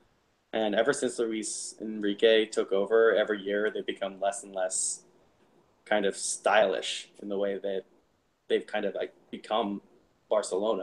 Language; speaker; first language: English; native; English